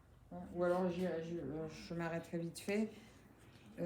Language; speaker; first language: French; native; French